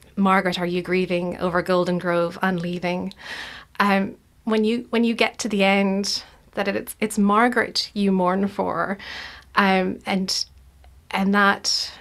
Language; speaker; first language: English; native; English